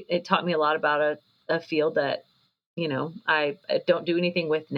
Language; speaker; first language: English; native; English